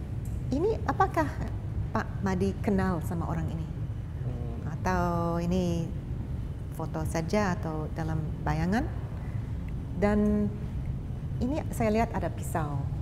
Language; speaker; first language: Indonesian; non-native, fluent; English